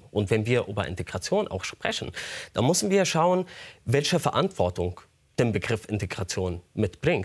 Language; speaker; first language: German; non-native, fluent; Arabic